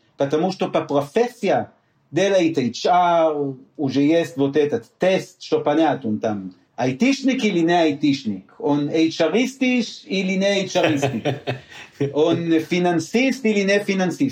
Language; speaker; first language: Russian; non-native, learner; Hebrew